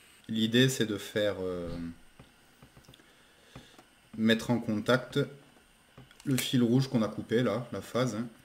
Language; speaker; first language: French; native; French